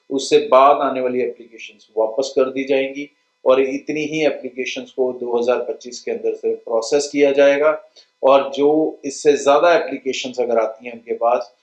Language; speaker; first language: Hindi; non-native, local second language; Punjabi